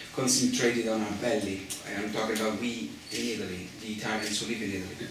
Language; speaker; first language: English; non-native, fluent; Italian